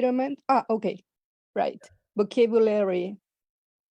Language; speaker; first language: English; non-native, learner; Spanish